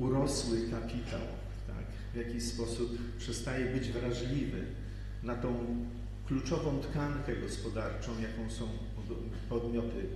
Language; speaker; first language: Polish; native; Polish